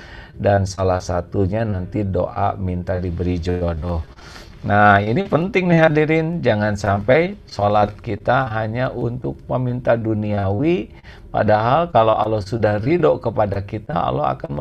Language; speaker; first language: Indonesian; native; Indonesian